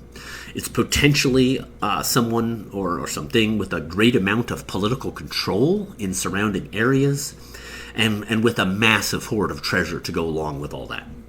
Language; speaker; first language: English; native; English